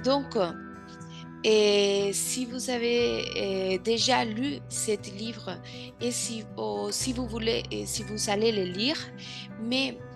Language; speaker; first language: French; non-native, fluent; Spanish